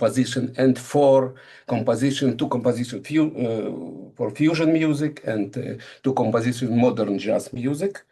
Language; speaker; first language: English; non-native, learner; Russian